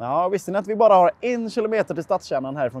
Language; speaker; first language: Swedish; native; Swedish